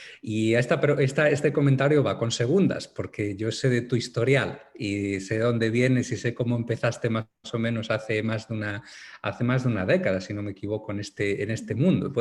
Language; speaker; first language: Spanish; native; Spanish